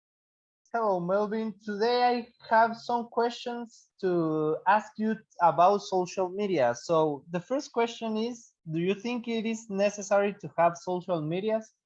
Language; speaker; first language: English; non-native, learner; Spanish